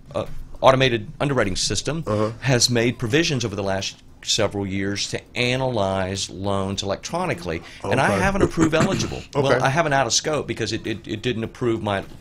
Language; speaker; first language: English; native; English